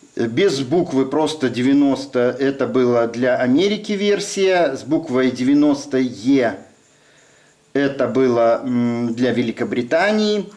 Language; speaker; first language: Russian; native; Russian